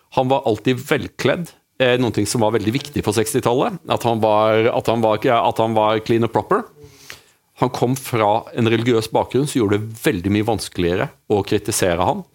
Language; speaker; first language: Norwegian; native; Norwegian